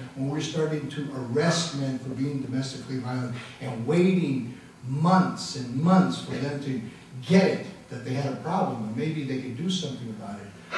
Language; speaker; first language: English; native; English